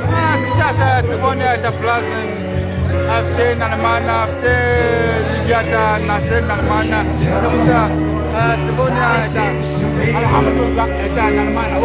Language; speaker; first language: Russian; non-native, learner; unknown